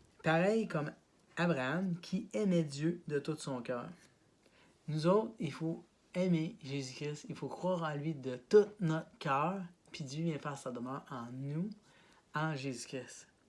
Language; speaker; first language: French; native; French